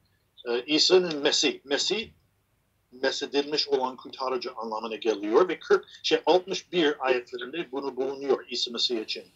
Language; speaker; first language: Turkish; non-native, fluent; English